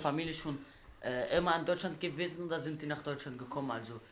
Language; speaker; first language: German; early bilingual, other home language; Arabic